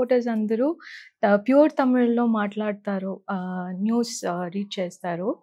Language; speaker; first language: Telugu; non-native, learner; Tamil